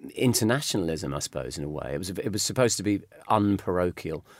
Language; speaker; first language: English; native; English